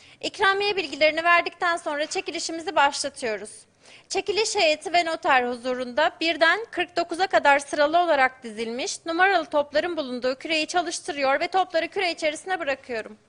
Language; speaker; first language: Turkish; native; Turkish